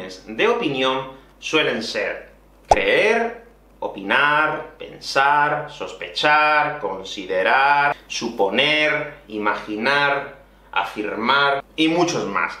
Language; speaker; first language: Spanish; native; Spanish